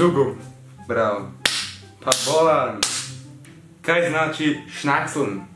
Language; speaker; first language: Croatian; early bilingual, heritage; Croatian